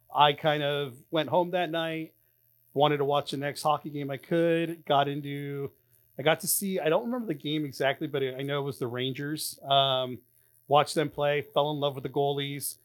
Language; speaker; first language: English; native; English